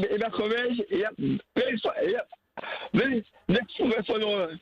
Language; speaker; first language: Dutch; non-native, learner; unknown